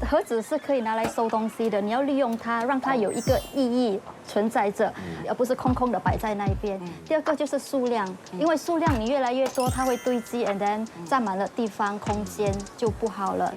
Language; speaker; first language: Chinese; native; Chinese